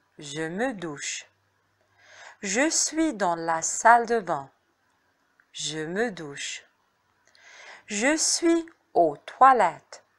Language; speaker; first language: French; non-native, fluent; Arabic